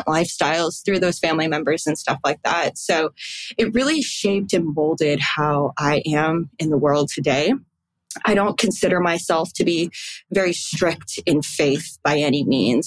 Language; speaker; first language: English; native; English